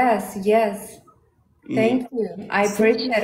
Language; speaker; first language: English; non-native, learner; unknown